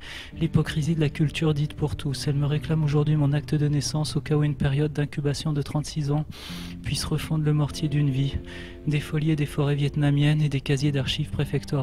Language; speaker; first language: French; native; French